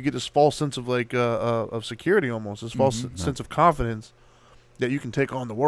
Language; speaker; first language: English; native; English